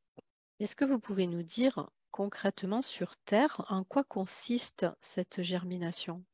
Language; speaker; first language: French; native; French